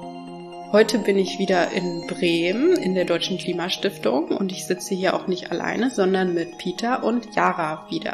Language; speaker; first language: German; native; German